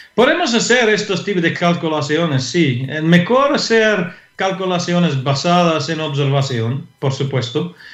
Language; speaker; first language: Spanish; non-native, fluent; English